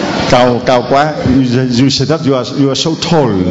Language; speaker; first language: English; non-native, learner; Vietnamese